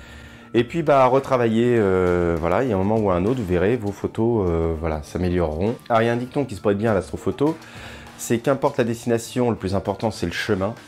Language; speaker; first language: French; native; French